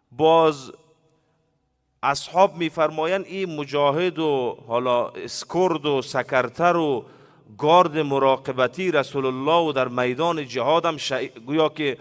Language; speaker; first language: Persian; native; Persian